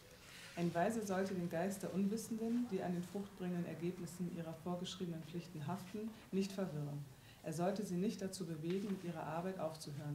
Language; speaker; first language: German; native; German